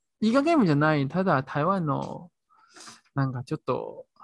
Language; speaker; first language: Japanese; non-native, learner; Chinese